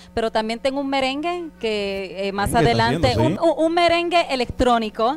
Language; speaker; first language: Spanish; native; Spanish